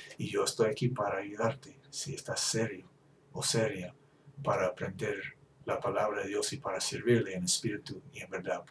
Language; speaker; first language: Spanish; non-native, fluent; English